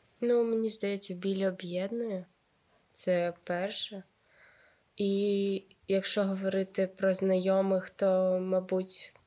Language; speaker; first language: Ukrainian; native; Ukrainian